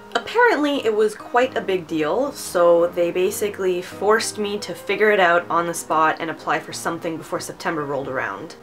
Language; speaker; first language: English; early bilingual, other home language; Romanian